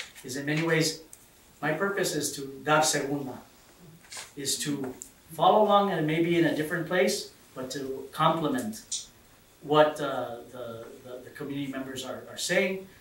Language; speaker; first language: English; early bilingual, other home language; Spanish